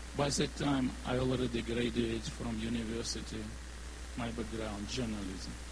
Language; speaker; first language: English; non-native, learner; Ukrainian